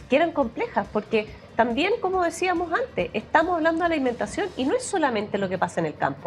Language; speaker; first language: Spanish; native; Spanish